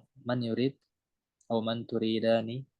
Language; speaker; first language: Arabic; non-native, fluent; Indonesian